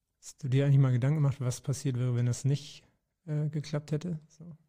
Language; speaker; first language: German; native; German